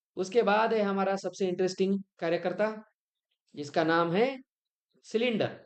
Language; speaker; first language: Hindi; non-native, local second language; Marathi